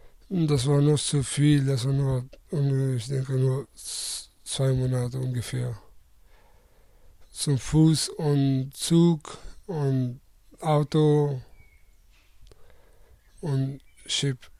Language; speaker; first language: German; non-native, learner; Persian